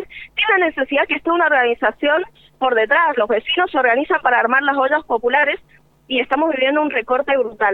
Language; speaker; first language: Spanish; native; Spanish